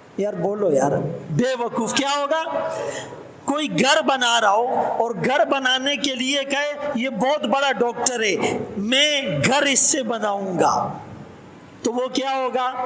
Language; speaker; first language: Urdu; non-native, local second language; Pashto